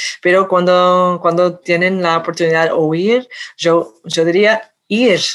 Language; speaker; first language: Spanish; non-native, fluent; English